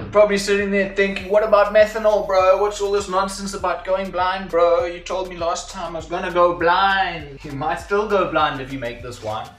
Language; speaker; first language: English; native; English